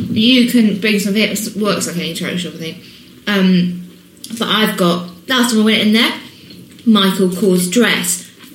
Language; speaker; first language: English; native; English